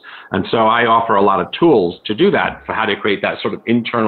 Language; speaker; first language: English; native; English